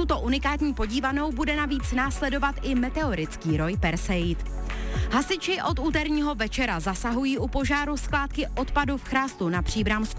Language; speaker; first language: Czech; native; Czech